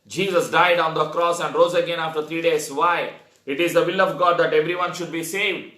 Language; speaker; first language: English; non-native, local second language; Telugu